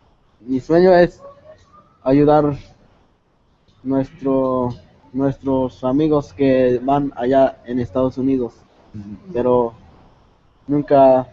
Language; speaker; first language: Spanish; non-native, local second language; Tzotzil